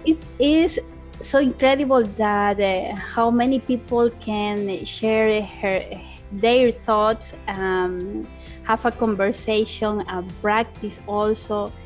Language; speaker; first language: English; non-native, learner; Spanish